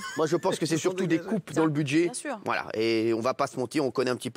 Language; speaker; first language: French; native; French